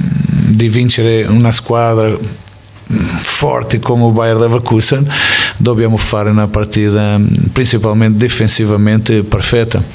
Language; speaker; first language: Italian; non-native, fluent; Portuguese